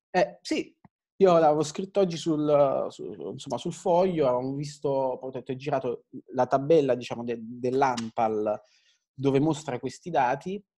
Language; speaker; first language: Italian; native; Italian